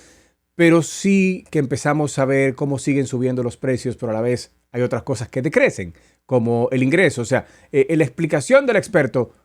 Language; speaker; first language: Spanish; native; Spanish